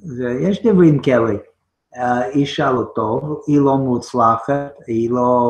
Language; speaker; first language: Hebrew; non-native, fluent; English